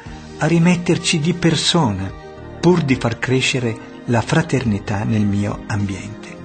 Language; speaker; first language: Italian; native; Italian